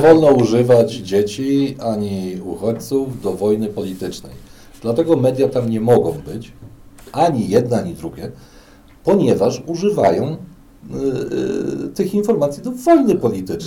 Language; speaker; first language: Polish; native; Polish